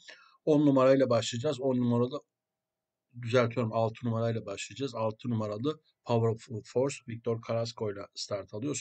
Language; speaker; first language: Turkish; native; Turkish